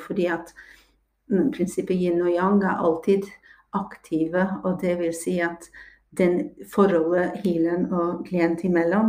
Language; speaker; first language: Norwegian; non-native, fluent; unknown